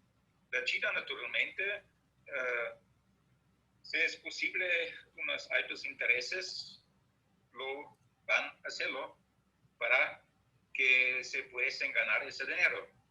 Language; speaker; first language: Spanish; non-native, fluent; German